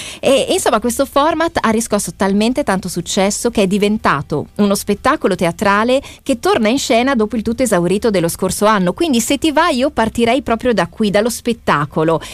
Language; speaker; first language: Italian; native; Italian